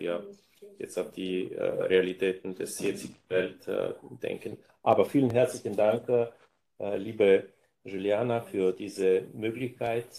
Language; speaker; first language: German; non-native, fluent; Bulgarian